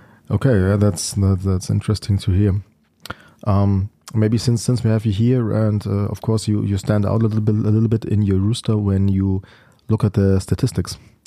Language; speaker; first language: English; non-native, fluent; German